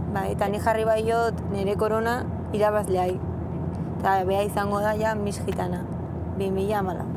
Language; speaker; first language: Basque; non-native, local second language; Spanish